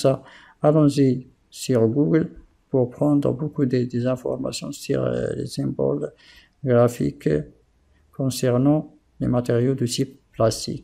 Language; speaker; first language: French; non-native, local second language; Arabic